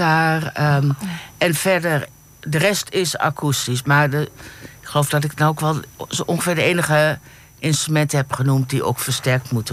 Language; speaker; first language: Dutch; native; Dutch